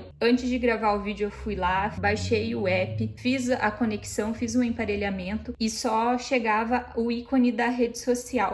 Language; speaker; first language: Portuguese; native; Portuguese